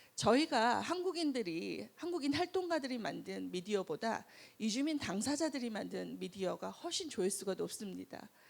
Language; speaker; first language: Korean; native; Korean